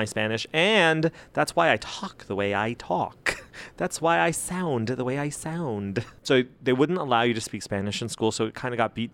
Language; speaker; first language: English; early bilingual, other home language; Spanish